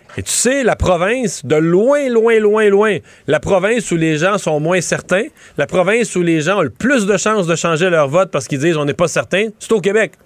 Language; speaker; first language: French; native; French